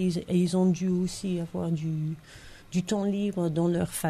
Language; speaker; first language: French; non-native, fluent; English